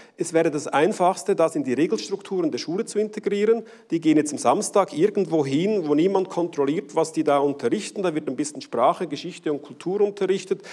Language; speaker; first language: German; native; German